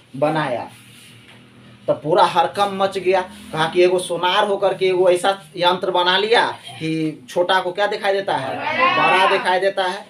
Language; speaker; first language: Hindi; native; Hindi